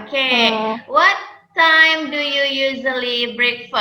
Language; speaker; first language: English; non-native, fluent; Indonesian